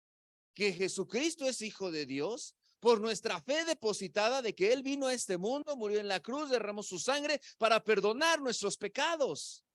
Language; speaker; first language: Spanish; native; Spanish